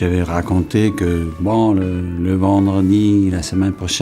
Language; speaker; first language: French; non-native, fluent; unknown